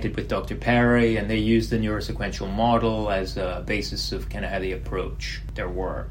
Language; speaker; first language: English; native; English